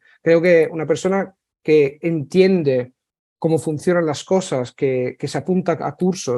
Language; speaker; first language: Spanish; non-native, fluent; Italian